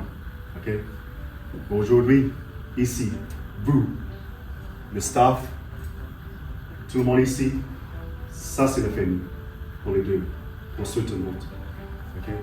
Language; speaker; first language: French; non-native, learner; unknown